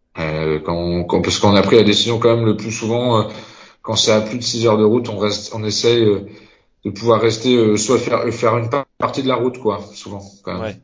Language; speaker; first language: French; native; French